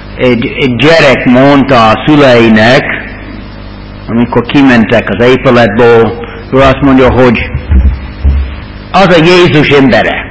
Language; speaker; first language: Hungarian; non-native, fluent; English